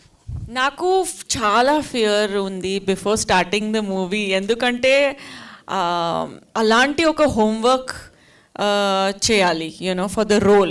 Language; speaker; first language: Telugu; non-native, learner; Hindi